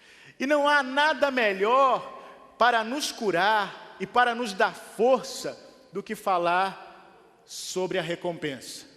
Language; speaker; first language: Portuguese; native; Portuguese